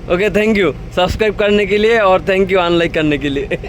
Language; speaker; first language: Hindi; non-native, fluent; Bangla